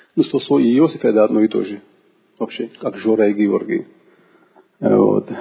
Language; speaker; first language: Russian; non-native, local second language; Georgian